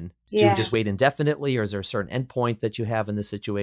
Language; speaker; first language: English; native; English